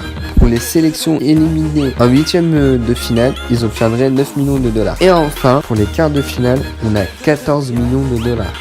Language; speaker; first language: French; native; French